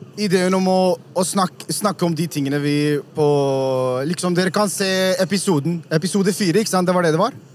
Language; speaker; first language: Norwegian; early bilingual, other home language; Urdu